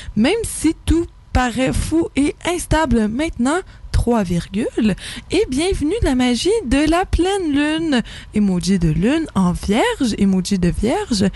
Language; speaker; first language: French; native; French